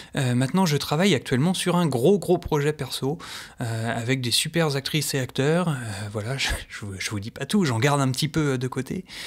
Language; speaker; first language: French; native; French